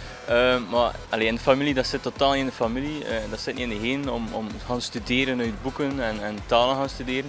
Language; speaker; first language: Dutch; native; Dutch